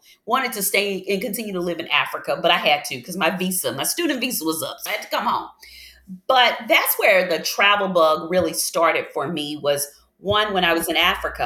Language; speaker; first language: English; native; English